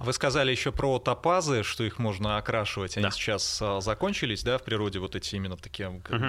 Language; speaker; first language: Russian; native; Russian